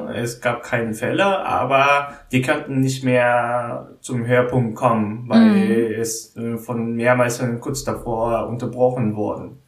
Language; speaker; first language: German; non-native, learner; Korean